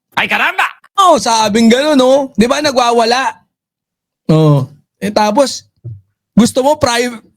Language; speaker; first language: Filipino; native; Filipino